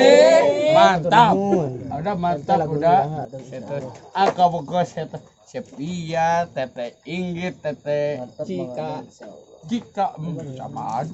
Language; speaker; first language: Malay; non-native, local second language; Sundanese